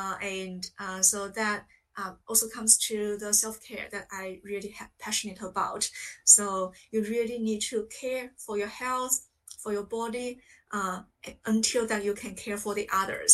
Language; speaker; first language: English; non-native, fluent; Chinese